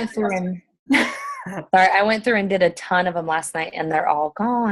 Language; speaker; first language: English; native; English